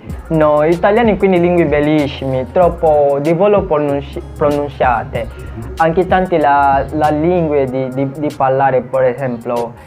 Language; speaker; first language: Italian; non-native, learner; Portuguese